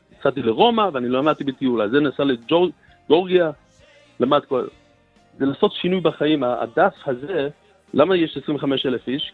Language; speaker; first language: Hebrew; non-native, fluent; English